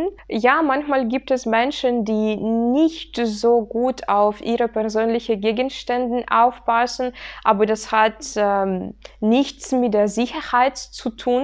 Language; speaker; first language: German; non-native, fluent; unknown